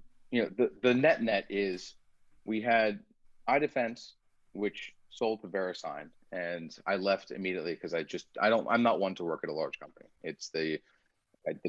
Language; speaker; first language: English; early bilingual, other home language; Persian